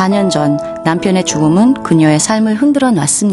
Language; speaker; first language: Korean; native; Korean